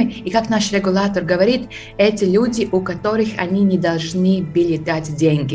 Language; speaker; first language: Russian; non-native, fluent; Latvian